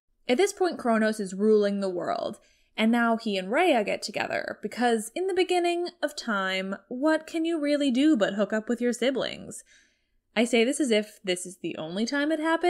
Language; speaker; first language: English; native; English